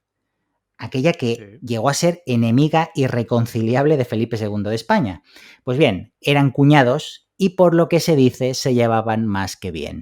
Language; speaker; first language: Spanish; native; Spanish